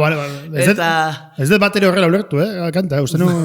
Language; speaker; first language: Basque; native; Basque